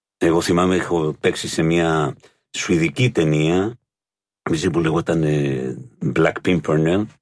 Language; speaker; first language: Greek; non-native, fluent; Spanish